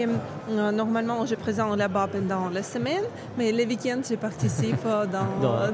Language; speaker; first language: French; non-native, learner; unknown